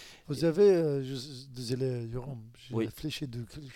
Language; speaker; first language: French; non-native, learner; Arabic